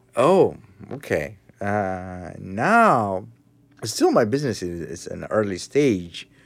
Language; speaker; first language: English; non-native, fluent; Tigrinya